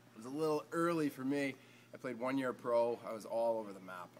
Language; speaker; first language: English; native; English